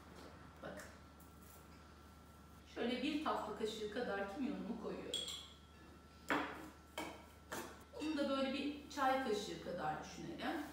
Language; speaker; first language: Turkish; native; Turkish